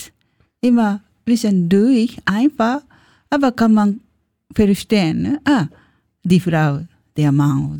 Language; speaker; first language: German; non-native, learner; Japanese